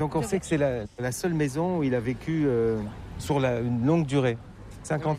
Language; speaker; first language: French; native; French